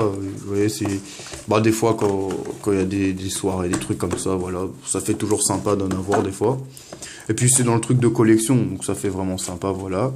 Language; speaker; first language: French; native; French